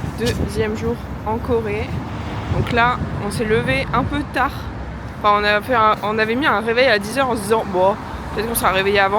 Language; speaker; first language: French; native; French